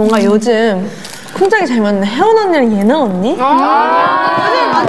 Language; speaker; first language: Korean; native; Korean